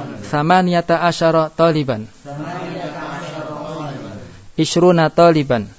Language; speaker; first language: Arabic; non-native, fluent; Indonesian